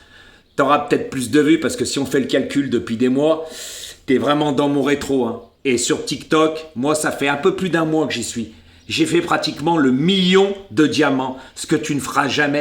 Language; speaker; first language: French; native; French